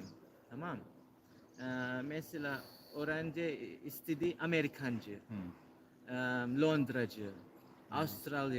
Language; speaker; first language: Turkish; non-native, learner; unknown